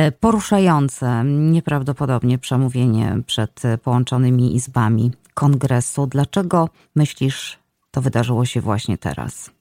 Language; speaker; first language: Polish; native; Polish